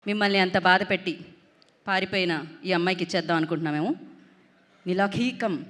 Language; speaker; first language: Telugu; native; Telugu